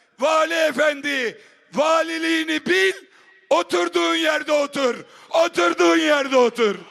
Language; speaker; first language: Turkish; native; Turkish